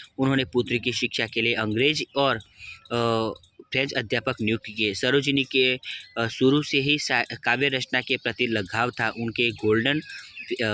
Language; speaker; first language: Hindi; non-native, local second language; Gujarati